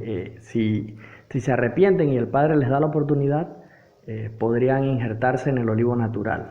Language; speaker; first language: Spanish; native; Spanish